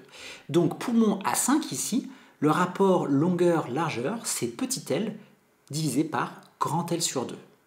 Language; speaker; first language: French; native; French